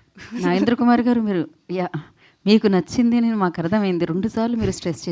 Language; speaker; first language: Telugu; native; Telugu